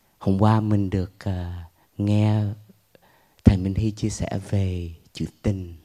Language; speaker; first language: Vietnamese; early bilingual, heritage; Vietnamese